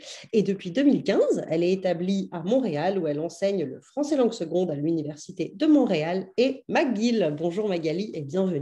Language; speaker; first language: French; native; French